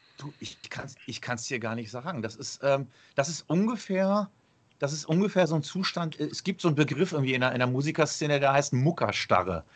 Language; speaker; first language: German; early bilingual, other home language; Arabic